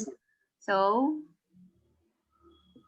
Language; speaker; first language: English; non-native, learner; Spanish